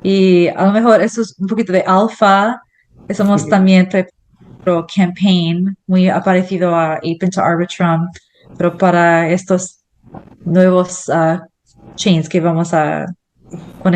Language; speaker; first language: Spanish; non-native, fluent; English